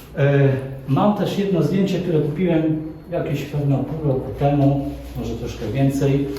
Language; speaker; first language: Polish; native; Polish